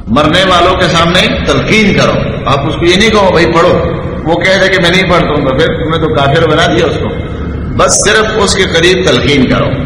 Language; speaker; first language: Urdu; non-native, local second language; Pashto